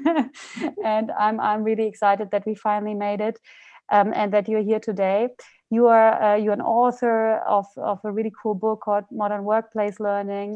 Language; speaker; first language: English; non-native, fluent; German